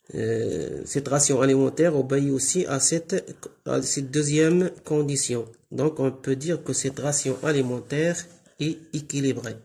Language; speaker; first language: French; non-native, local second language; Arabic